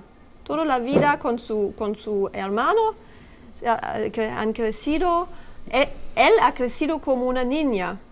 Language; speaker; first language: Spanish; non-native, learner; French